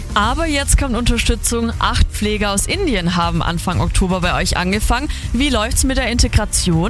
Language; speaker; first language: German; native; German